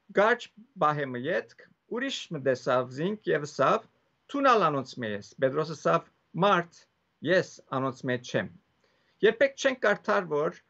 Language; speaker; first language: Armenian; early bilingual, heritage; Armenian